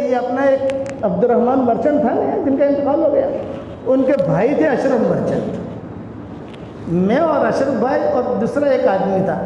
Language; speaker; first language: Urdu; non-native, local second language; Gujarati